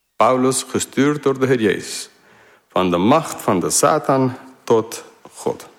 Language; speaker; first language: Dutch; non-native, fluent; English